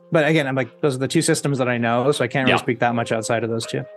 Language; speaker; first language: English; early bilingual, other home language; Spanish